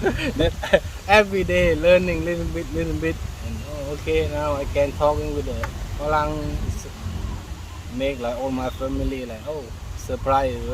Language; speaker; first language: English; non-native, learner; Thai